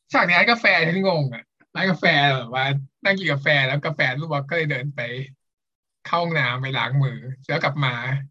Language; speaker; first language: Thai; native; Thai